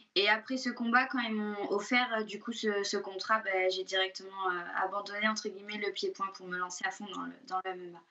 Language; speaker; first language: French; native; French